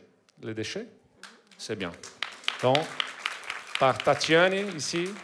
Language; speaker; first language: French; non-native, learner; Portuguese